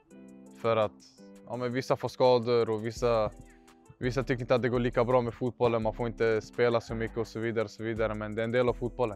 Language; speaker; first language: Swedish; native; Swedish